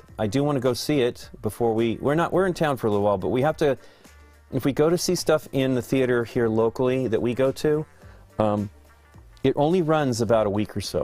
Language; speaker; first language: English; native; English